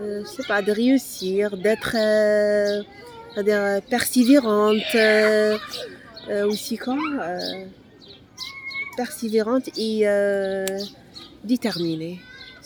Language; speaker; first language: French; non-native, local second language; Arabic